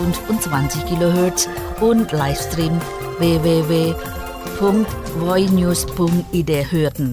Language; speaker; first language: German; non-native, fluent; Indonesian